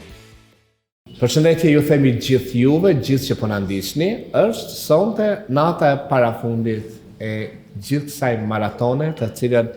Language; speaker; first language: Albanian; native; Albanian